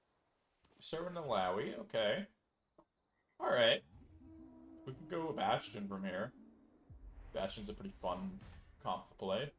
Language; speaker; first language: English; native; English